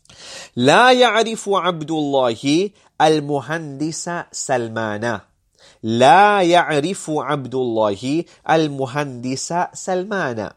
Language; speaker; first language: Arabic; non-native, fluent; English